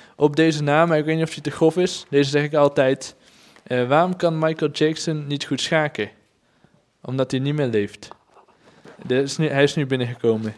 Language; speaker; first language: Dutch; native; Dutch